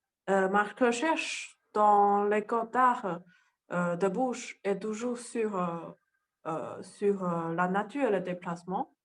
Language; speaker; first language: French; non-native, learner; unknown